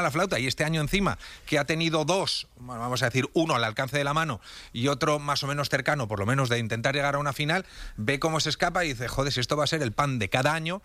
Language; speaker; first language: Spanish; native; Spanish